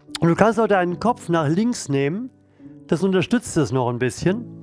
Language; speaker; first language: German; native; German